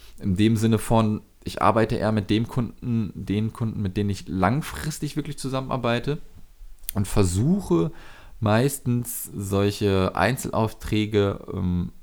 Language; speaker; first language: German; native; German